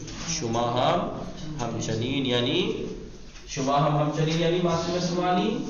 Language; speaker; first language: Persian; non-native, fluent; Urdu